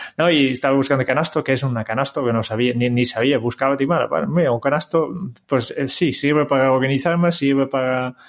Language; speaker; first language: Spanish; non-native, fluent; Dutch